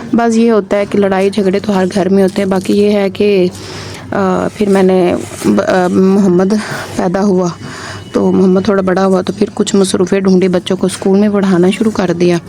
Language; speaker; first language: Urdu; non-native, local second language; Punjabi